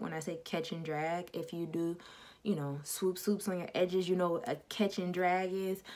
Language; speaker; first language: English; native; English